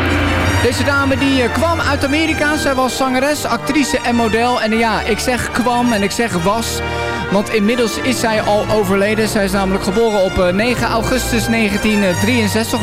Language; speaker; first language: Dutch; native; Dutch